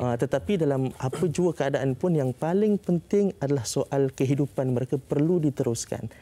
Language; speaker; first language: Malay; native; Malay